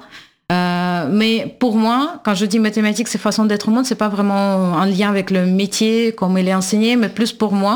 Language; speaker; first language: French; non-native, fluent; Russian